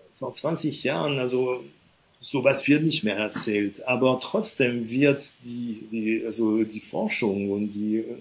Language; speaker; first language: German; non-native, fluent; French